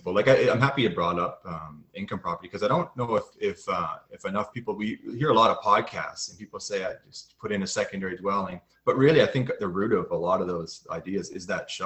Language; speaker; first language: English; native; English